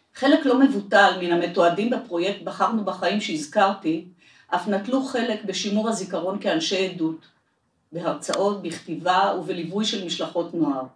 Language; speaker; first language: Hebrew; native; Hebrew